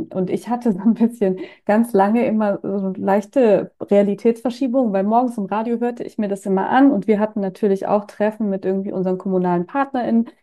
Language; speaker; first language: German; native; German